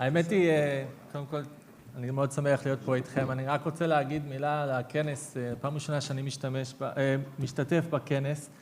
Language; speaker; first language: Hebrew; non-native, fluent; English